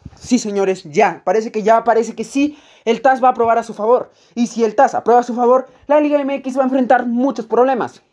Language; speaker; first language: Spanish; native; Spanish